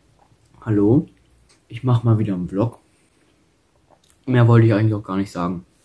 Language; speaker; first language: German; native; German